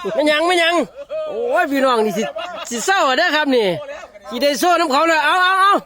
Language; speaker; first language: Thai; native; Thai